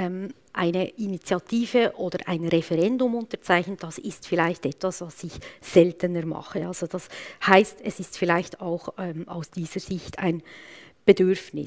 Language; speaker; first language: German; native; German